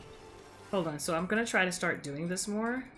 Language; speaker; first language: English; native; English